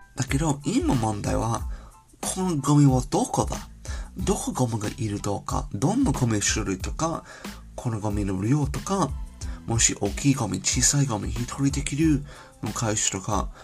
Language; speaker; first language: Japanese; non-native, learner; English